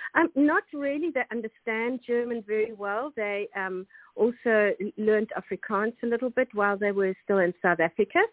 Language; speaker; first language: English; non-native, local second language; German